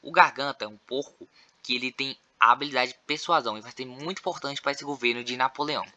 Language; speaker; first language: Portuguese; native; Portuguese